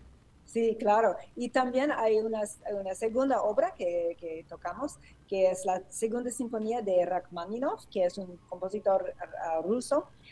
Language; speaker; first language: Spanish; non-native, fluent; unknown